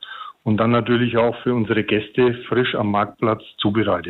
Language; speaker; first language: German; native; German